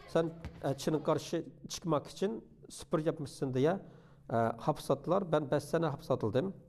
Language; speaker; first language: Turkish; non-native, learner; Uyghur